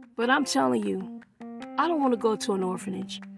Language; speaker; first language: English; early bilingual, other home language; Yoruba